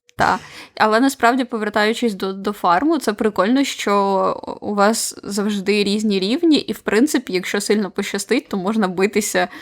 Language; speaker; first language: Ukrainian; native; Ukrainian